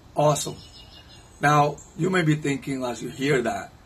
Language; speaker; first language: English; non-native, fluent; Spanish